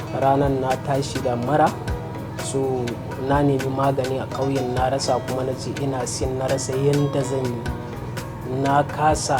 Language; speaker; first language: Hausa; non-native, local second language; Fula